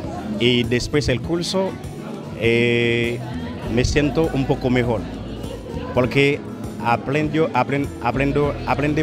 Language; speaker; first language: Spanish; non-native, learner; Haitian Creole